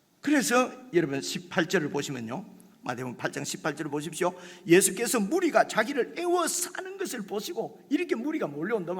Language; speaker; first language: Korean; native; Korean